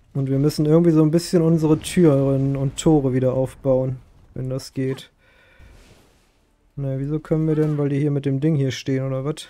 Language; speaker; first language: German; native; German